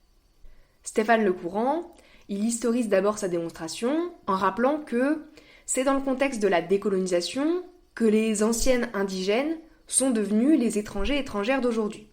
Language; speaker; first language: French; native; French